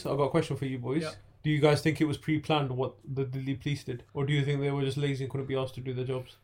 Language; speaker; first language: English; early bilingual, other home language; Punjabi